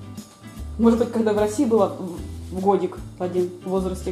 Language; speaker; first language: Russian; native; Russian